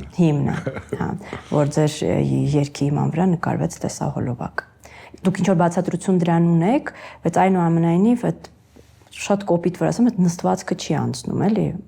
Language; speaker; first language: Armenian; native; Armenian